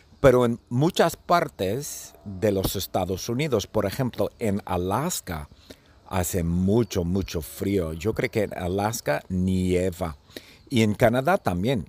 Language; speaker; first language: Spanish; early bilingual, heritage; Spanish